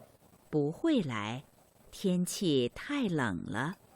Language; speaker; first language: Chinese; non-native, learner; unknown